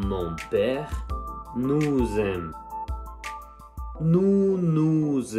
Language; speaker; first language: French; non-native, fluent; Spanish